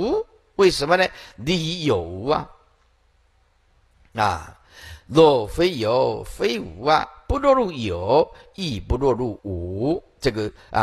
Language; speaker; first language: Chinese; native; Chinese